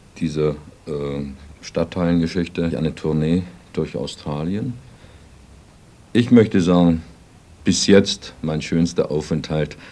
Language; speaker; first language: German; native; German